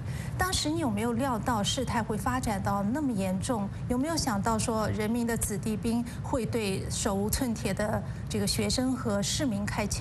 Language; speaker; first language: Chinese; native; Chinese